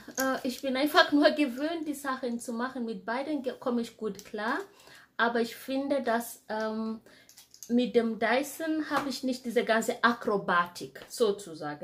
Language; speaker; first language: German; non-native, fluent; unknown